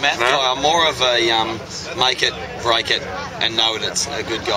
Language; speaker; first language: English; native; English